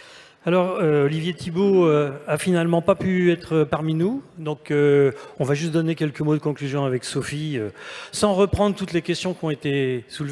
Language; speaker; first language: French; native; French